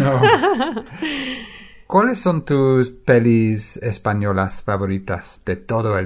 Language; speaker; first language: Spanish; non-native, fluent; English